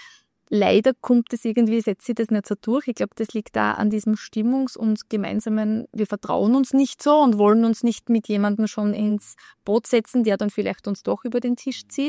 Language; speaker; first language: German; native; German